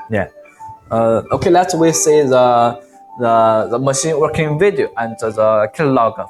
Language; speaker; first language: English; non-native, learner; Chinese